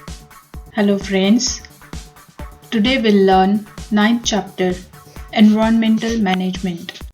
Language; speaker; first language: English; non-native, local second language; Marathi